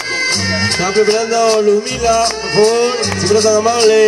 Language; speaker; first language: Spanish; native; Spanish